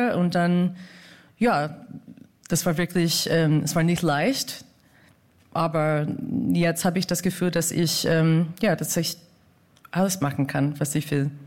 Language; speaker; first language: German; non-native, fluent; English